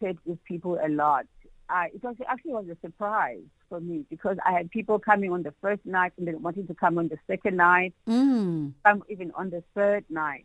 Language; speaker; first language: English; non-native, local second language; Xhosa